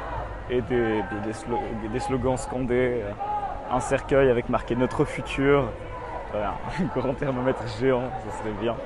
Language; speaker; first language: French; native; French